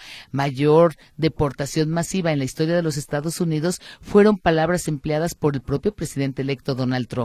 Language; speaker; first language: Spanish; native; Spanish